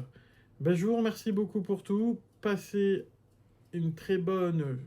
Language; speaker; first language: French; native; French